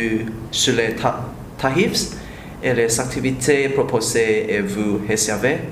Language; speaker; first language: French; non-native, learner; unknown